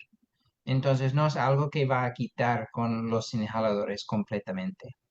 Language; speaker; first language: Spanish; non-native, fluent; English